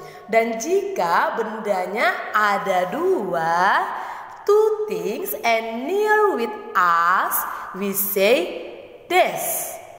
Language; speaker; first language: English; non-native, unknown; Indonesian